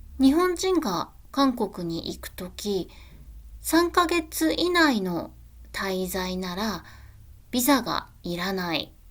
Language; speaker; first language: Japanese; native; Japanese